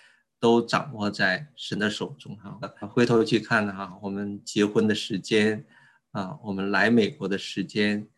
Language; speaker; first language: Chinese; native; Chinese